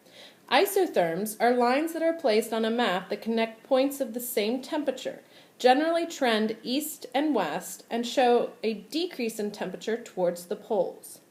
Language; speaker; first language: English; native; English